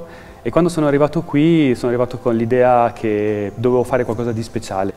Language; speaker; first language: Italian; native; Italian